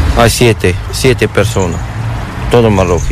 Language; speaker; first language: Spanish; non-native, learner; Arabic